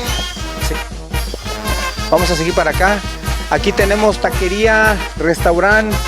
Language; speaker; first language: Spanish; native; Spanish